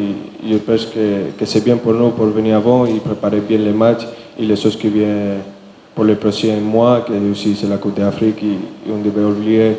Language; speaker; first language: French; non-native, fluent; Spanish